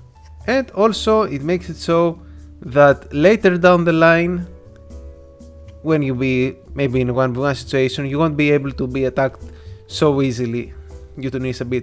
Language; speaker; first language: English; non-native, fluent; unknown